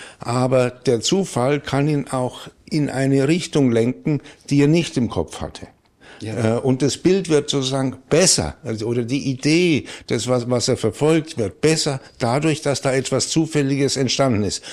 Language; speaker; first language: German; native; German